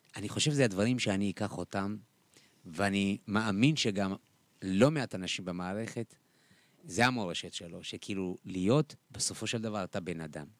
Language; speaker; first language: Hebrew; early bilingual, other home language; Amharic